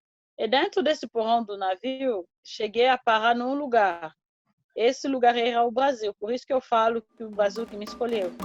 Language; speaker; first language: Portuguese; non-native, fluent; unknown